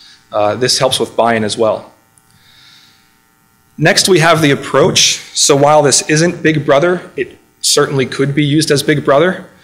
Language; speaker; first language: English; native; English